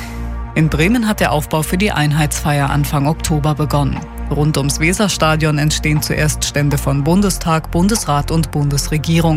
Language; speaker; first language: German; native; German